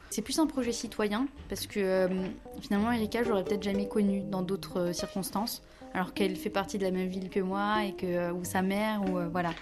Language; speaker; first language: French; native; French